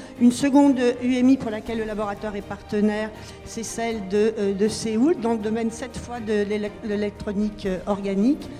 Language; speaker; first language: French; native; French